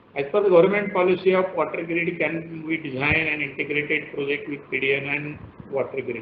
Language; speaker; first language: English; non-native, local second language; Marathi